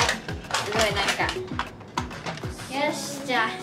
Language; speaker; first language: Japanese; native; Japanese